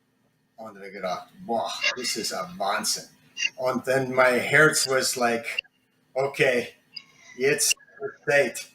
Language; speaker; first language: German; non-native, learner; English